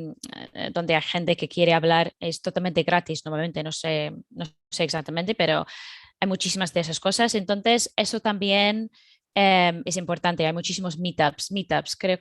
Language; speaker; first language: Spanish; non-native, fluent; English